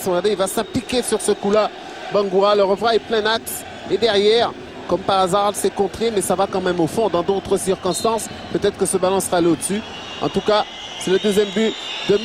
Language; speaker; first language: French; native; French